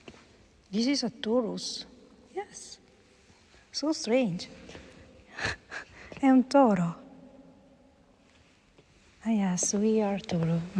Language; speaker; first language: English; non-native, learner; Italian